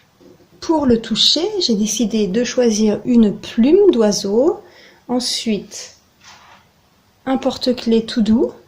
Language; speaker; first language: French; native; French